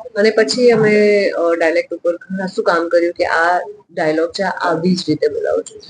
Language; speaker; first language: Gujarati; native; Gujarati